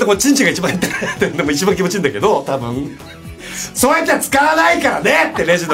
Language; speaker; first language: Japanese; native; Japanese